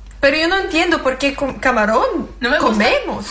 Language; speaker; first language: Spanish; non-native, learner; Swedish